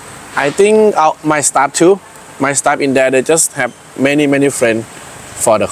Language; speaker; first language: English; non-native, learner; Thai